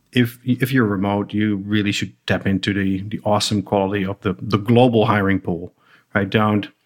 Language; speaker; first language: English; non-native, fluent; Dutch